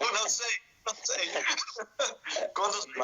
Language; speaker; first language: Portuguese; non-native, learner; Spanish